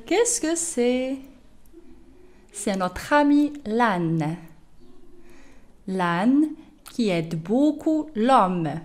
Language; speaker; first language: French; non-native, local second language; Arabic